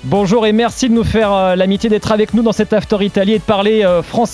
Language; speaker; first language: French; native; French